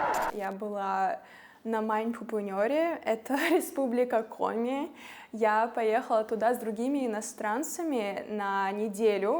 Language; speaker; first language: Russian; non-native, fluent; English